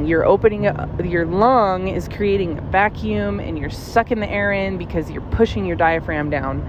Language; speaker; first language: English; native; English